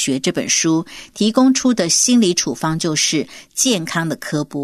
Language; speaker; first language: Chinese; native; Chinese